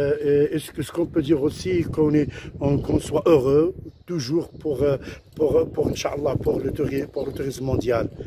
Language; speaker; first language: French; non-native, local second language; Arabic